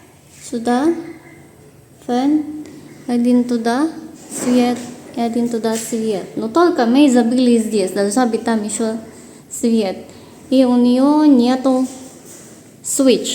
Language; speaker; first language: Russian; non-native, learner; Filipino